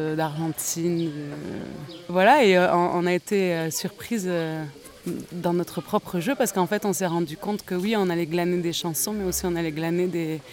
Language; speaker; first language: French; native; French